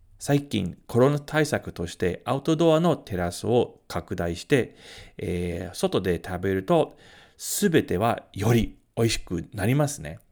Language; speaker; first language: Japanese; non-native, fluent; English